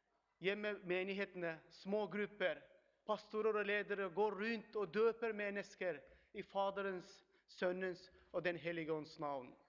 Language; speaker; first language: Swedish; non-native, learner; Turkmen